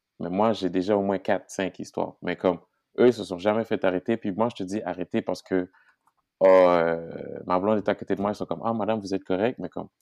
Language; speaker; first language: French; non-native, local second language; Haitian Creole